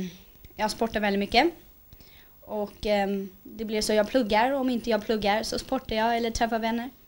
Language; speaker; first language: Swedish; early bilingual, heritage; Swedish